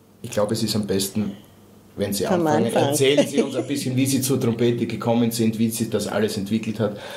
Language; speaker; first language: German; native; German